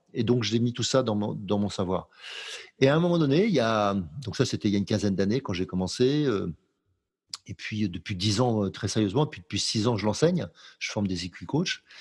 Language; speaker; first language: French; native; French